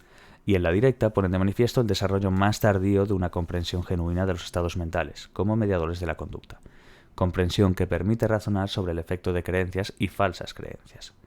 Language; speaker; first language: Spanish; native; Spanish